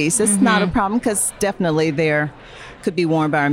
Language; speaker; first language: English; native; English